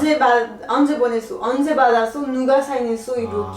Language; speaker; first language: Korean; non-native, learner; French